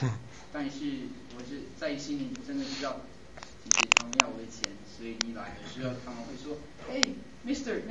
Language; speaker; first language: Chinese; non-native, fluent; English